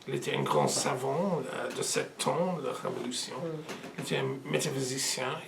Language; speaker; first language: French; non-native, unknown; English